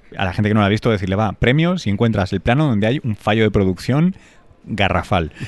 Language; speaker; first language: Spanish; native; Spanish